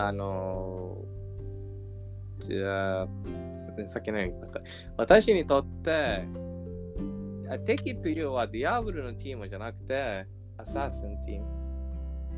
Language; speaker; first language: Japanese; non-native, learner; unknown